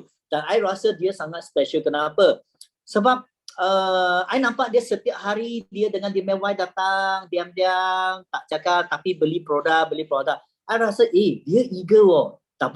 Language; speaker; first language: Malay; native; Malay